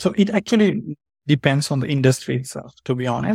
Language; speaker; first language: English; non-native, fluent; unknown